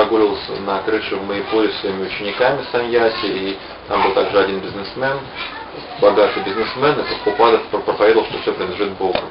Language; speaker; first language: Russian; native; Russian